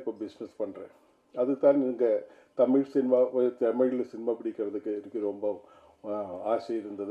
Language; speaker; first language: Tamil; non-native, learner; Malayalam